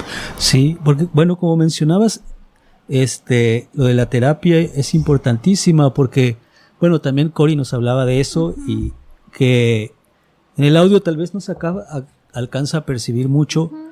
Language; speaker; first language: Spanish; native; Spanish